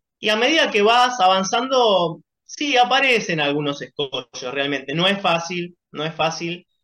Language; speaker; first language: Spanish; native; Spanish